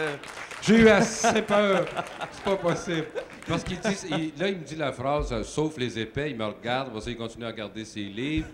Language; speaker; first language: French; native; French